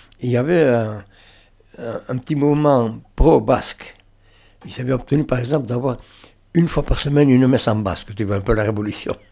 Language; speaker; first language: French; non-native, local second language; Basque